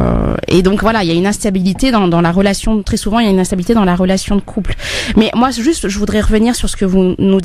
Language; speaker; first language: French; native; French